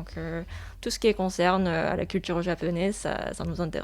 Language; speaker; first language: French; non-native, fluent; Japanese